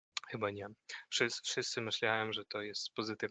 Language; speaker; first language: Polish; non-native, fluent; Ukrainian